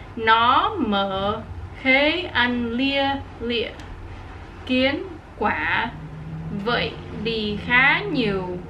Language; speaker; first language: Vietnamese; non-native, learner; English